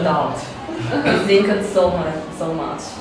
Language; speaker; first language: English; non-native, learner; Chinese